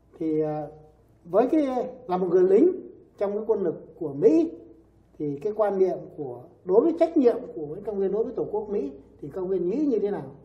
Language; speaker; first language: Vietnamese; native; Vietnamese